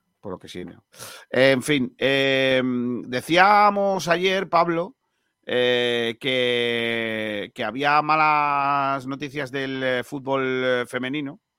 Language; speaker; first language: Spanish; native; Spanish